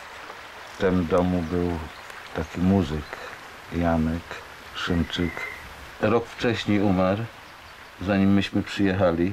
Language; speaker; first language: Polish; native; Polish